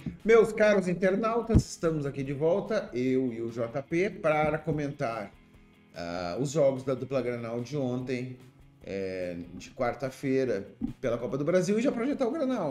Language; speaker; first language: Portuguese; native; Portuguese